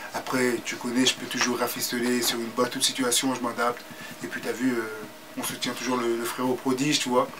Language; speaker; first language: French; native; French